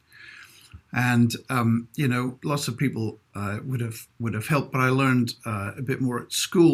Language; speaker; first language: English; native; English